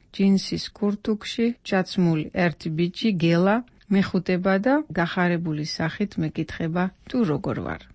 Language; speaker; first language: Georgian; non-native, fluent; Dutch